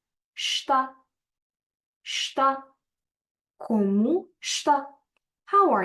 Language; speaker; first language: Portuguese; non-native, fluent; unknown